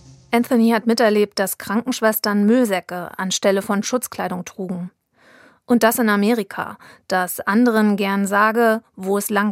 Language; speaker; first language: German; native; German